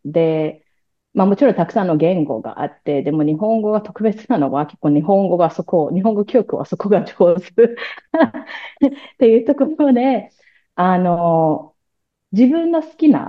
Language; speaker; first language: Japanese; non-native, fluent; Cantonese